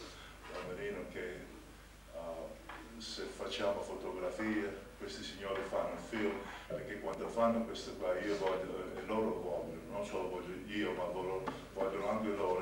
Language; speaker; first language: Italian; non-native, local second language; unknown